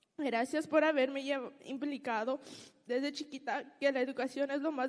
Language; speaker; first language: Spanish; early bilingual, heritage; Spanish